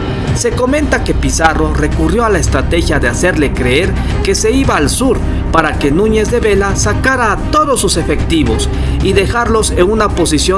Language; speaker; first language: Spanish; native; Spanish